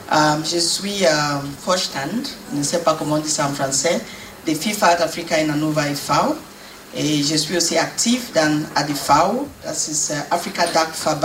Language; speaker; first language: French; non-native, learner; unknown